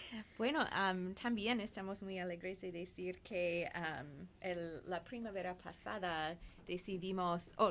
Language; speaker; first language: Spanish; non-native, fluent; English